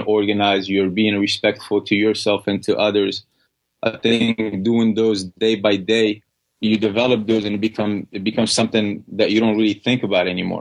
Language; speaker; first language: English; non-native, fluent; Arabic